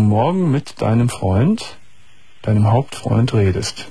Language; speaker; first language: German; native; German